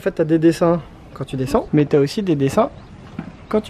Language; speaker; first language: French; native; French